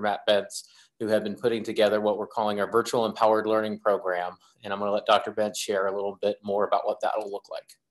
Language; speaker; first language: English; native; English